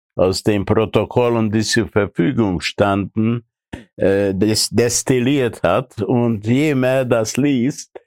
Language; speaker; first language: German; non-native, fluent; Hungarian